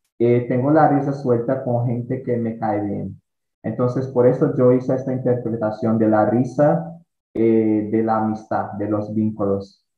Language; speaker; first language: Spanish; non-native, fluent; Portuguese